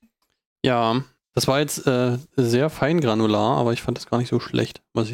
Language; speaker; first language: German; native; German